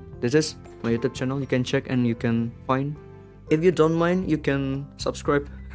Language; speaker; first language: English; non-native, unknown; Indonesian